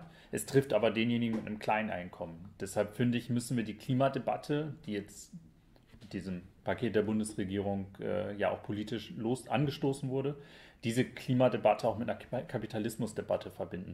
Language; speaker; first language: German; native; German